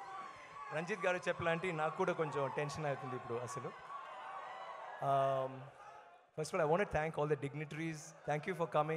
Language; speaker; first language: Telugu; non-native, learner; Tamil